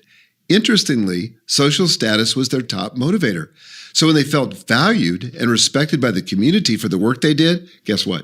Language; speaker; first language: English; native; English